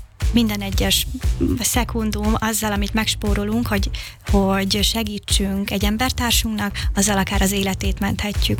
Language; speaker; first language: Hungarian; native; Hungarian